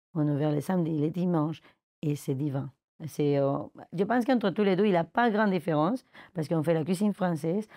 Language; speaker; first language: French; non-native, fluent; Spanish